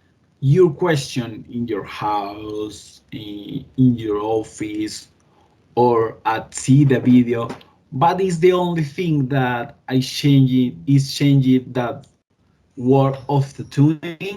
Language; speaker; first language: English; non-native, learner; Spanish